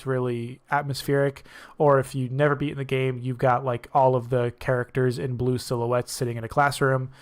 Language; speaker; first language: English; native; English